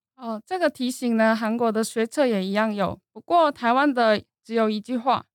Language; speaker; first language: Chinese; non-native, fluent; Korean